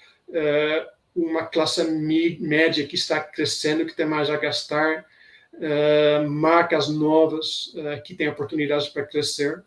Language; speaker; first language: Portuguese; non-native, fluent; Dutch